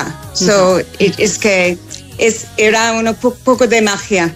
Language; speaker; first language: Spanish; non-native, fluent; English